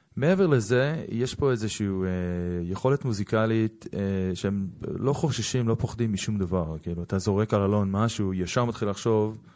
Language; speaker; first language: Hebrew; non-native, fluent; English